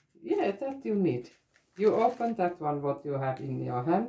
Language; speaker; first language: English; non-native, learner; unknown